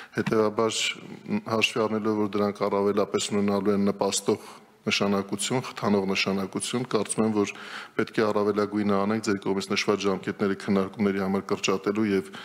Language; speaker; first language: Armenian; native; Armenian